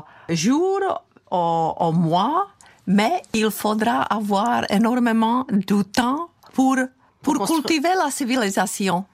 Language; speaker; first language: French; non-native, fluent; Czech